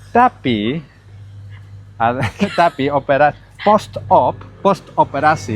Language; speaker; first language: Indonesian; non-native, learner; Catalan